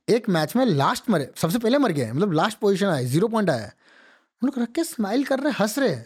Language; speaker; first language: Hindi; non-native, local second language; Odia